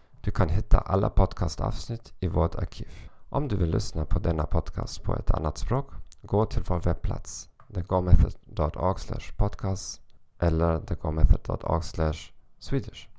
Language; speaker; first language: Swedish; non-native, learner; German